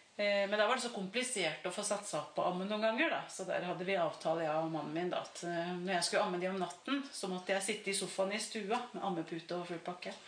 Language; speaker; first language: Norwegian; native; Norwegian